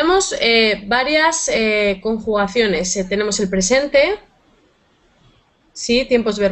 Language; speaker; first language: Spanish; native; Spanish